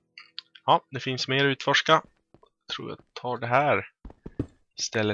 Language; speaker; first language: Swedish; native; Swedish